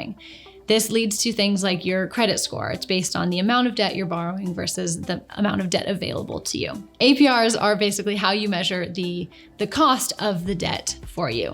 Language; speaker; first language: English; native; English